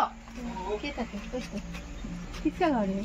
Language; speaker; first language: Hindi; non-native, local second language; Bangla